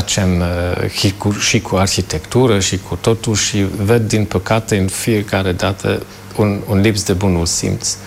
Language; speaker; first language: Romanian; non-native, fluent; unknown